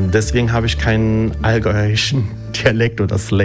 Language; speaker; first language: German; early bilingual, other home language; Italian